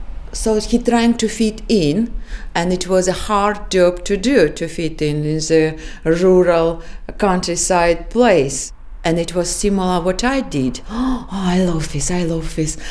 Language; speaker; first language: English; non-native, fluent; Russian